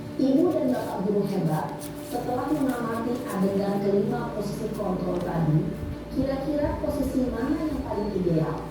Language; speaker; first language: Indonesian; native; Indonesian